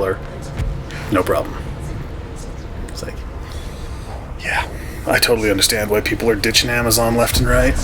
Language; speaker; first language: English; native; English